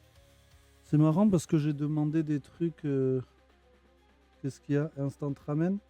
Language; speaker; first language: French; native; French